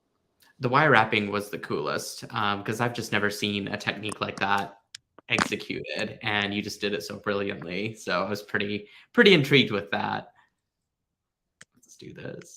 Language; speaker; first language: English; native; English